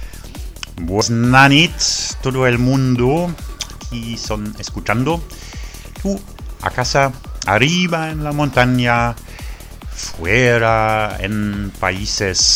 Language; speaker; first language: Spanish; non-native, learner; French